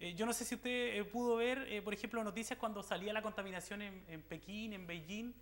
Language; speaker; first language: Spanish; native; Spanish